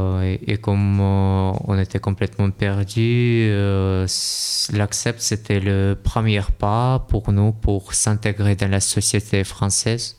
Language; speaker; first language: French; non-native, learner; Russian